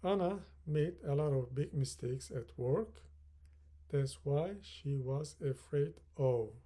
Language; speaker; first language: English; non-native, fluent; Turkish